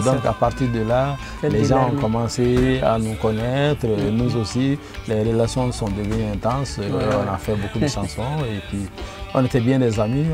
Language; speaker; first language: French; non-native, local second language; Bambara